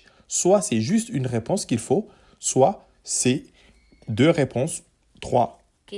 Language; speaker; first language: French; native; French